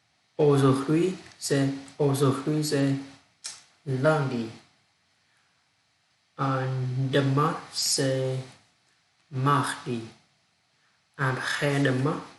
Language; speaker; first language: French; non-native, learner; Vietnamese